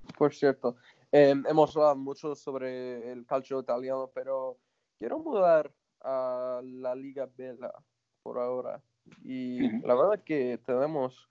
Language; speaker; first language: Spanish; non-native, fluent; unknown